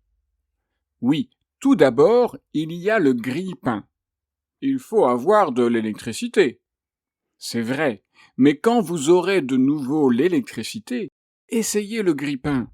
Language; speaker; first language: French; native; French